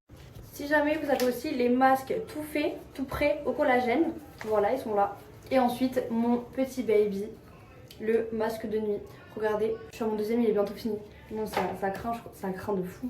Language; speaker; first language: French; native; French